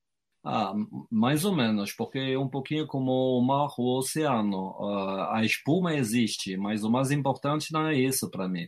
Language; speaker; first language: Portuguese; non-native, fluent; French